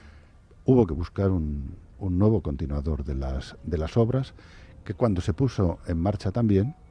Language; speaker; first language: Spanish; native; Spanish